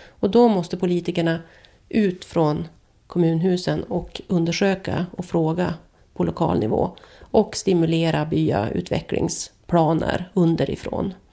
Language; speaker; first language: Swedish; native; Swedish